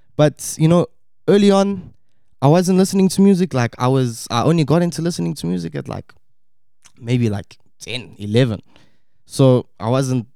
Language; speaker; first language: English; native; English